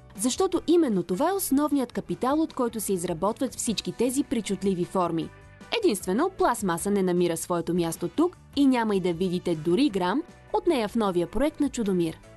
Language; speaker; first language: Bulgarian; native; Bulgarian